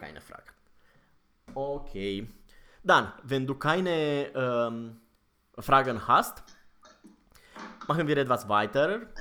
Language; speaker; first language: German; non-native, fluent; Romanian